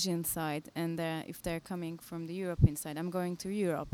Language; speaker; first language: English; non-native, fluent; Turkish